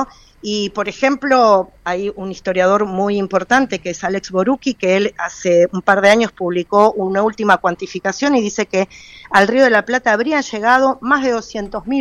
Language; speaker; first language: Spanish; native; Spanish